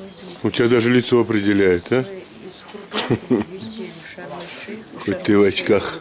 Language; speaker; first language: Russian; native; Russian